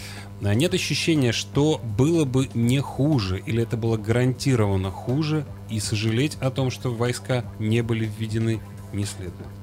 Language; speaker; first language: Russian; native; Russian